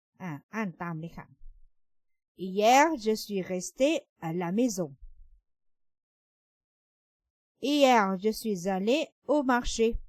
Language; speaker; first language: French; non-native, fluent; Thai